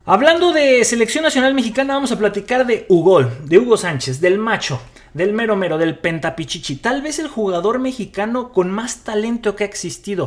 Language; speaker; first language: Spanish; native; Spanish